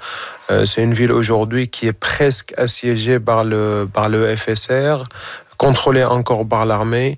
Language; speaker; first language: French; non-native, fluent; Arabic